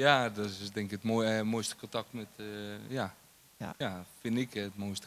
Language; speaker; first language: Dutch; non-native, local second language; French